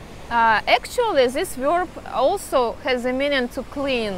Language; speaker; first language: English; non-native, fluent; Russian